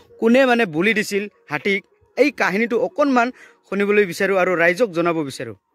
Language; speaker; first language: Assamese; non-native, local second language; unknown